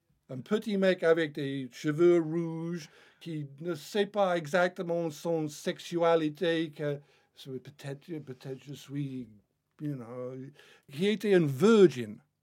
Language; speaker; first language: French; non-native, fluent; English